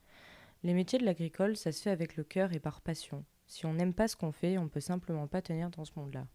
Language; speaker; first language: French; native; French